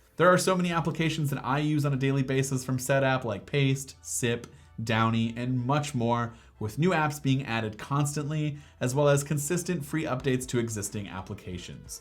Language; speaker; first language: English; native; English